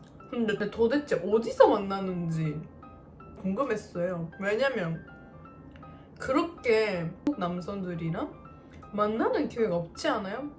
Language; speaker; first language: Korean; non-native, fluent; Japanese